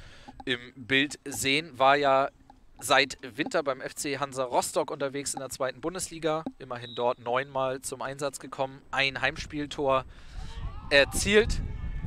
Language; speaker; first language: German; native; German